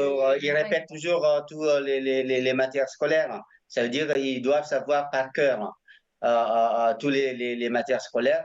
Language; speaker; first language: French; non-native, fluent; Indonesian